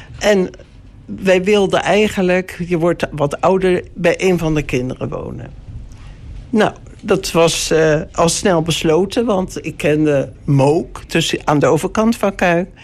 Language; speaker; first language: Dutch; native; Dutch